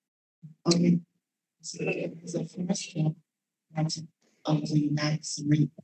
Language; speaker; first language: English; non-native, learner; Chinese